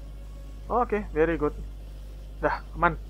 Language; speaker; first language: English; non-native, learner; Indonesian